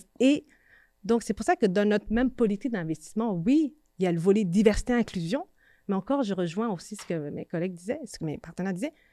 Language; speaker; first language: French; native; French